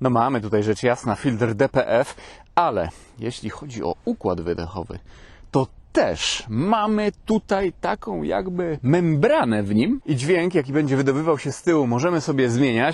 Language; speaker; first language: Polish; native; Polish